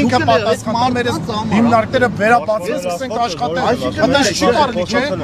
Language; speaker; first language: Armenian; native; Armenian